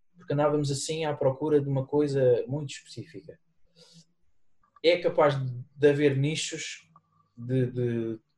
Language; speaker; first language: Portuguese; native; Portuguese